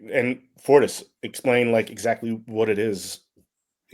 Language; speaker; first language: English; native; English